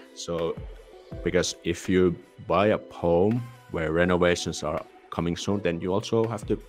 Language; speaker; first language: English; non-native, fluent; Finnish